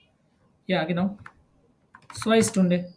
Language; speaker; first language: German; non-native, learner; Bangla